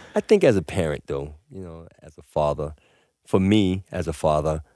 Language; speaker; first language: English; native; English